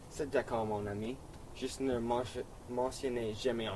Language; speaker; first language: French; non-native, learner; English